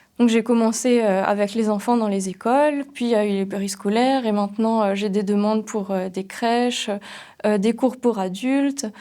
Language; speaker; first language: French; non-native, local second language; Swiss German